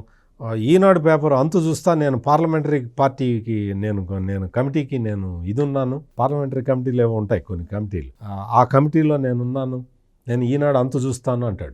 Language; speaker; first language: Telugu; native; Telugu